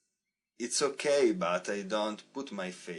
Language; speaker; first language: English; non-native, learner; Italian